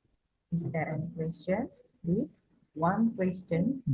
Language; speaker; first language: English; non-native, fluent; Indonesian